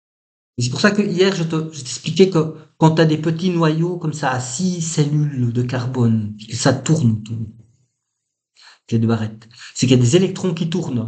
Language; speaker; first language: French; native; French